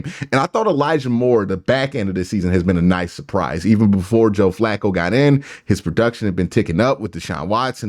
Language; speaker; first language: English; native; English